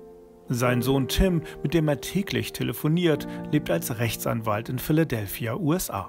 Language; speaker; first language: German; native; German